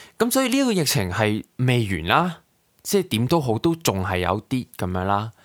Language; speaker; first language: Cantonese; native; Cantonese